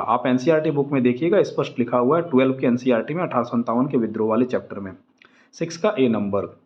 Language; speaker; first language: Hindi; native; Hindi